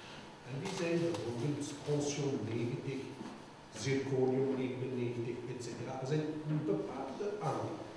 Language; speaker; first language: Dutch; non-native, local second language; French